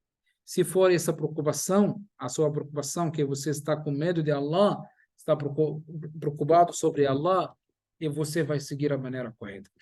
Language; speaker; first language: Portuguese; non-native, fluent; Arabic